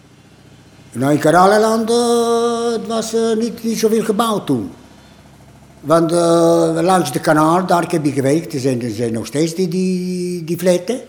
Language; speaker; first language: Dutch; non-native, learner; Italian